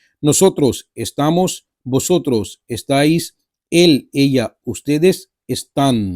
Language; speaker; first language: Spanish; non-native, fluent; Urdu